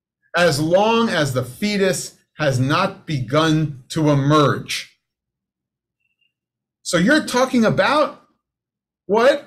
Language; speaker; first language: English; native; English